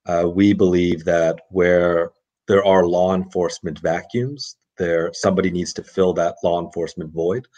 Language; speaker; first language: English; native; English